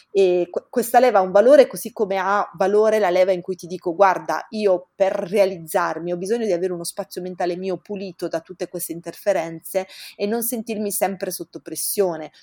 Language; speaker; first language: Italian; native; Italian